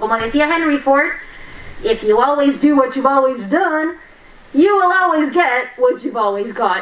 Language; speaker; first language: English; non-native, fluent; Spanish